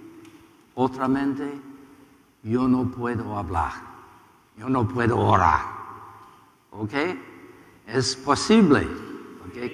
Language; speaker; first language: Spanish; non-native, learner; English